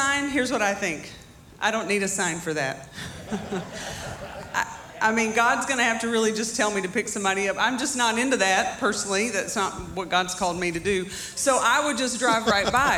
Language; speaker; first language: English; native; English